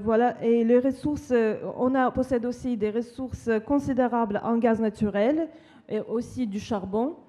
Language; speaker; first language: French; non-native, fluent; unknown